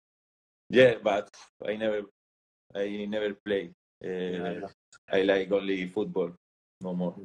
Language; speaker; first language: English; non-native, learner; Spanish